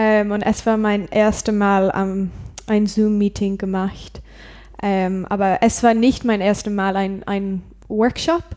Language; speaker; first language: German; non-native, learner; English